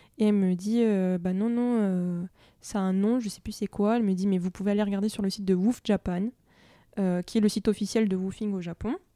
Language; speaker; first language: French; native; French